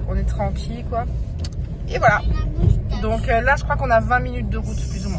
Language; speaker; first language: French; native; French